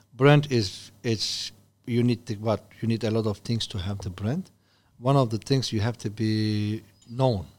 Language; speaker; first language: English; non-native, learner; Turkish